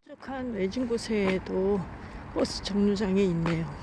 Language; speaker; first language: Korean; native; Korean